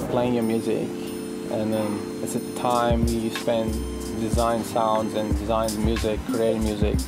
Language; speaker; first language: English; non-native, fluent; Portuguese